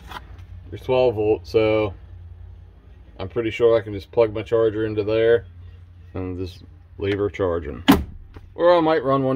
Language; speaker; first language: English; native; English